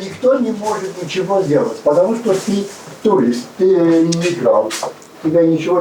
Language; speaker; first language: Russian; non-native, fluent; Armenian